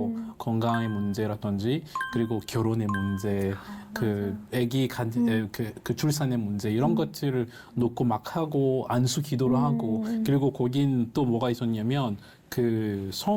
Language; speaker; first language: Korean; non-native, fluent; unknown